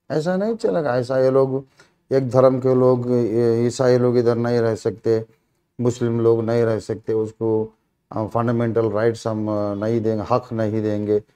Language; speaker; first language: Hindi; non-native, local second language; Telugu